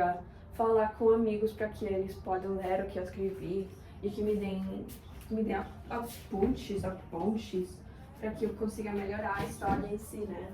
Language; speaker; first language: Portuguese; non-native, fluent; Spanish